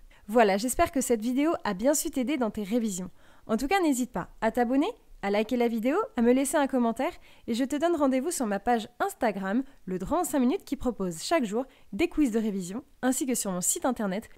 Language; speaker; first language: French; native; French